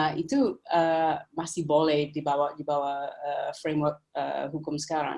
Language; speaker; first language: Indonesian; non-native, fluent; English